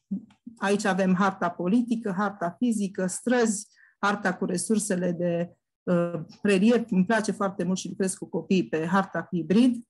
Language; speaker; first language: Romanian; native; Romanian